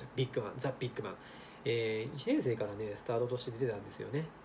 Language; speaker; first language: Japanese; native; Japanese